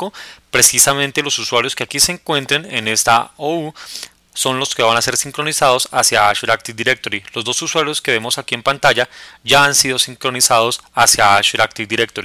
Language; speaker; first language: Spanish; native; Spanish